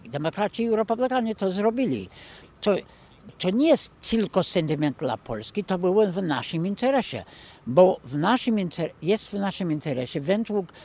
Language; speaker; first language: Polish; non-native, fluent; English